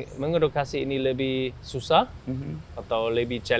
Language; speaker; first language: Indonesian; non-native, fluent; German